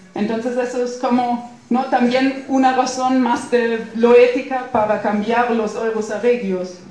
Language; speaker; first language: Spanish; non-native, fluent; German